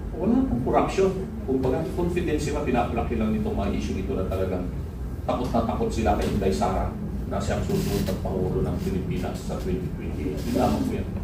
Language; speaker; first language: Filipino; non-native, local second language; Iloko